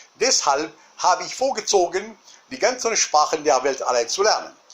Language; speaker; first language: German; non-native, learner; Arabic